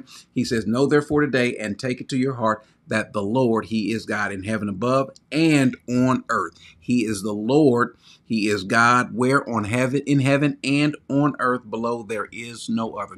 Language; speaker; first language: English; native; English